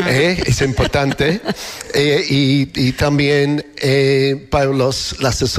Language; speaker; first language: Spanish; non-native, learner; English